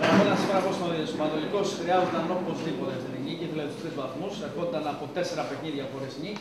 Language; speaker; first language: Greek; native; Greek